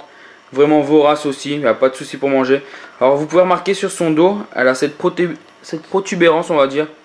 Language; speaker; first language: French; native; French